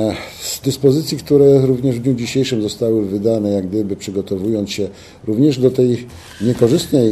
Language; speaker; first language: Polish; native; Polish